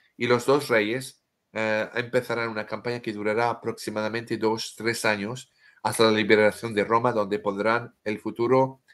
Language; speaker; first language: Spanish; non-native, fluent; French